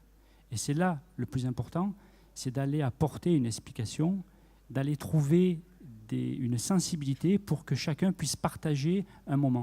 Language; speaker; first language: French; native; French